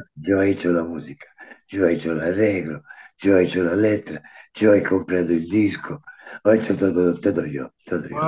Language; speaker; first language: Spanish; non-native, fluent; Italian